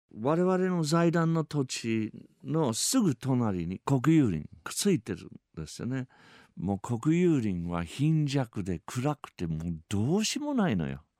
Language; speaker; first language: Japanese; non-native, fluent; English